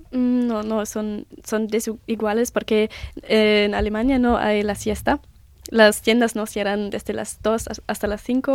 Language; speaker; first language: Spanish; non-native, learner; German